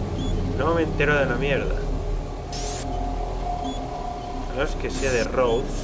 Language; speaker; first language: Spanish; native; Spanish